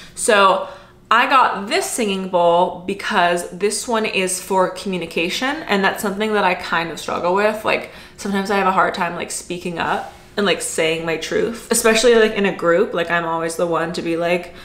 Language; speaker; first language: English; native; English